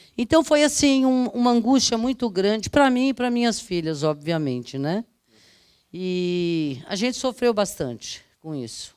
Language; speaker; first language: Portuguese; early bilingual, other home language; Italian